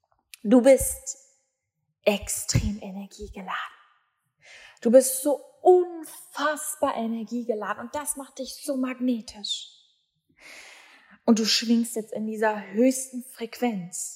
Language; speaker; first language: German; native; German